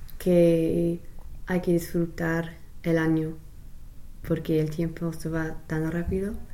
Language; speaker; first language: Spanish; non-native, fluent; English